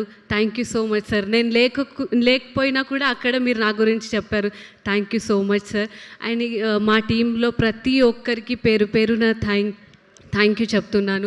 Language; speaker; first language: Telugu; non-native, local second language; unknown